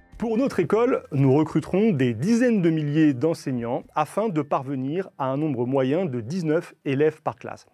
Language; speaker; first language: French; native; French